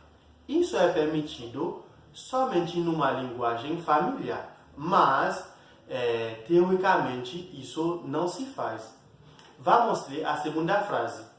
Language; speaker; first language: Portuguese; non-native, fluent; Haitian Creole